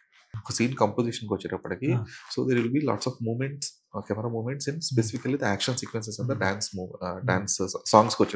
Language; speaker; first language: Telugu; native; Telugu